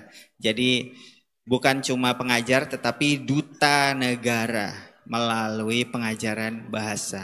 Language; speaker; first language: Indonesian; native; Indonesian